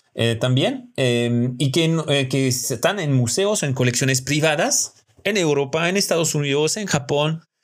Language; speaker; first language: Spanish; non-native, fluent; French